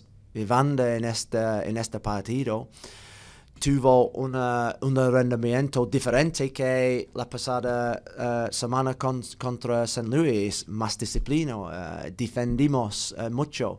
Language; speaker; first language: Spanish; non-native, learner; English